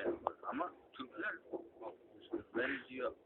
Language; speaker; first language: Turkish; non-native, learner; Kazakh